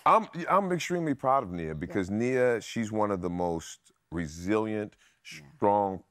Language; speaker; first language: English; native; English